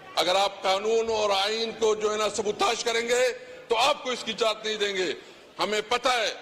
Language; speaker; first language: Urdu; non-native, local second language; Pashto